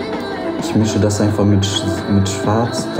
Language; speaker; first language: German; non-native, fluent; Polish